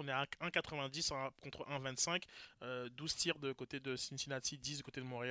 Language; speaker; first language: French; native; French